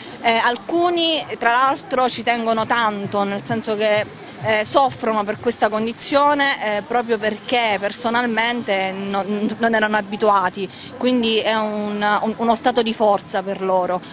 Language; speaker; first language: Italian; native; Italian